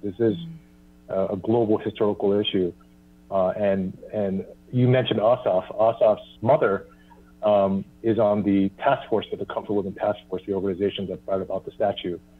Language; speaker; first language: English; early bilingual, other home language; Korean